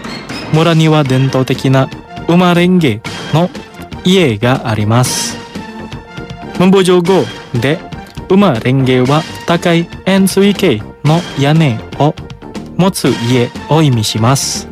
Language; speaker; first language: Japanese; non-native, fluent; Indonesian